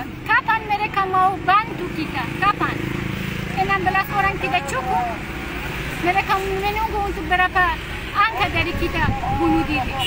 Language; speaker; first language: Indonesian; non-native, fluent; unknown